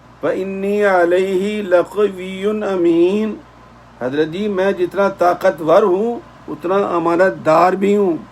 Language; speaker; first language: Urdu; native; Urdu